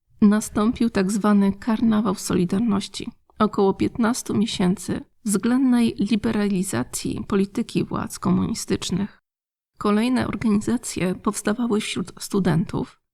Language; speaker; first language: Polish; native; Polish